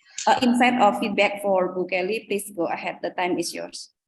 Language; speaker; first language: English; non-native, fluent; Indonesian